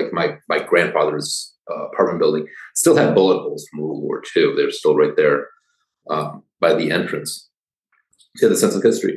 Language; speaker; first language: English; early bilingual, other home language; Polish